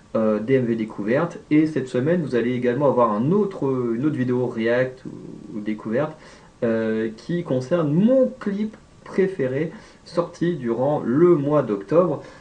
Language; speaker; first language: French; native; French